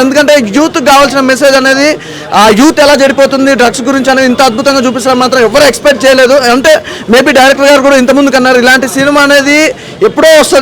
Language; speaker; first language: Telugu; native; Telugu